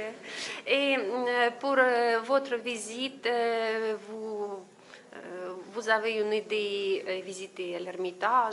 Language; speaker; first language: French; non-native, learner; Russian